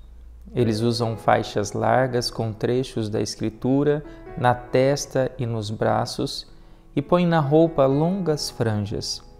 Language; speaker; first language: Portuguese; native; Portuguese